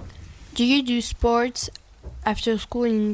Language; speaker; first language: English; non-native, learner; French